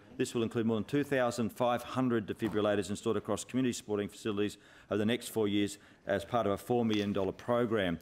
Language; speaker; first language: English; native; English